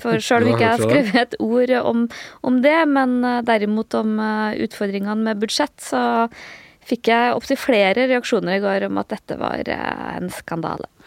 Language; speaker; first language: Norwegian; native; Norwegian